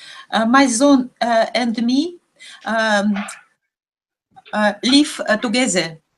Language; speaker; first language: English; non-native, learner; Russian